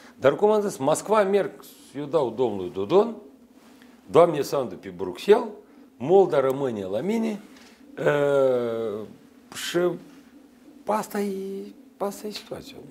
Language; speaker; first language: Romanian; native; Romanian